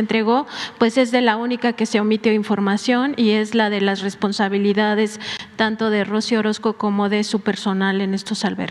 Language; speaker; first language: Spanish; native; Spanish